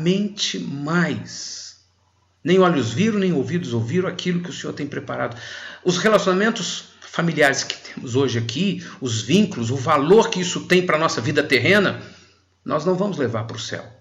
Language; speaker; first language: Portuguese; native; Portuguese